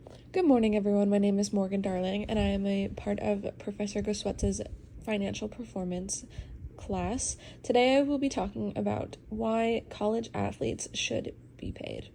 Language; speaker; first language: English; native; English